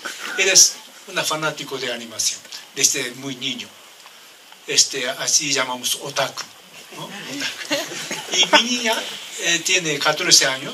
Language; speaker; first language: Spanish; non-native, learner; Japanese